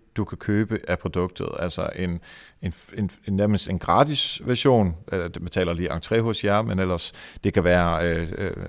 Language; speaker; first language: Danish; native; Danish